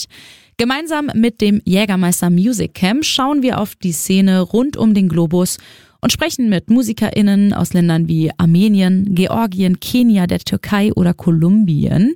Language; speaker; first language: German; native; German